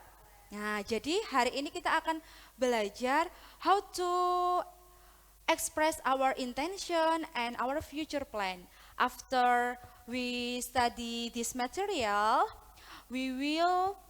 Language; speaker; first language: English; non-native, learner; Indonesian